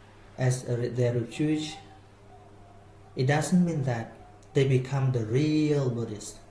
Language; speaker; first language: English; non-native, fluent; Khmer